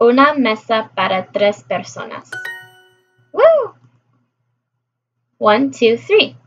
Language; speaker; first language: Spanish; non-native, learner; English